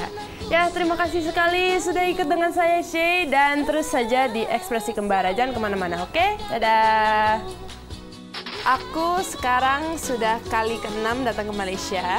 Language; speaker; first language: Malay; non-native, local second language; Indonesian